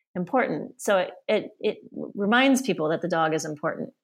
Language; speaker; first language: English; early bilingual, other home language; Polish